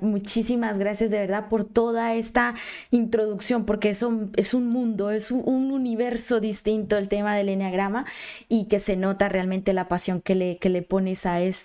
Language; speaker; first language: Spanish; native; Spanish